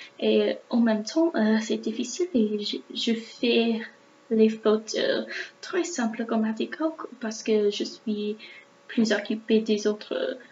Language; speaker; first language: French; non-native, learner; English